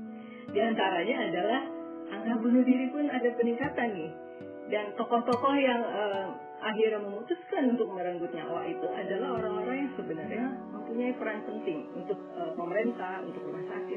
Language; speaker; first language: Indonesian; native; Indonesian